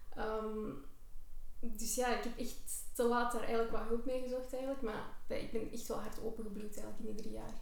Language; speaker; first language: Dutch; early bilingual, other home language; Albanian